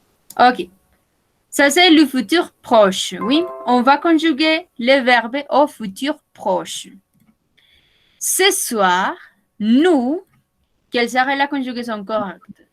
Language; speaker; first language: French; non-native, fluent; Spanish